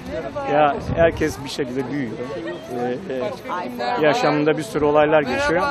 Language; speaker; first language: Turkish; native; Turkish